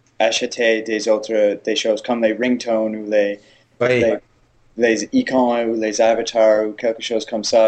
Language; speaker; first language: French; non-native, learner; English